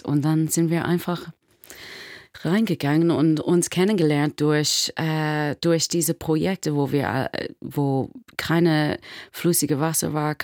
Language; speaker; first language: German; non-native, fluent; English